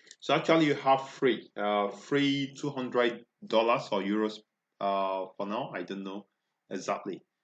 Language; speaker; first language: English; non-native, local second language; Igbo